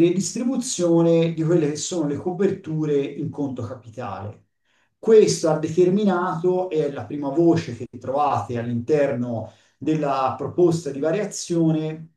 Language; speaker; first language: Italian; native; Italian